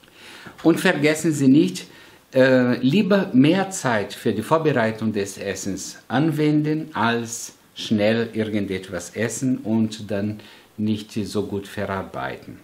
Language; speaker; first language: German; non-native, fluent; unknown